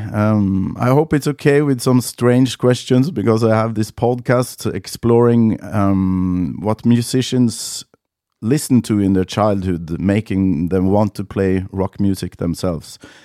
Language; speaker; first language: English; non-native, fluent; Norwegian